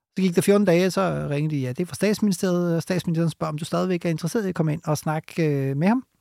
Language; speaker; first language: Danish; early bilingual, other home language; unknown